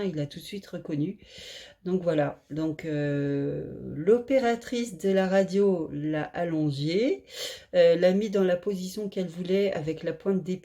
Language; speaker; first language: French; native; French